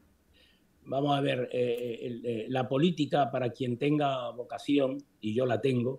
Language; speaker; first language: Spanish; native; Spanish